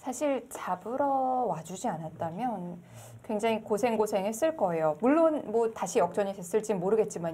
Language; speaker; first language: Korean; native; Korean